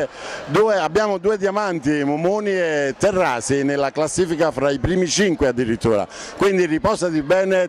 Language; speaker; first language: Italian; native; Italian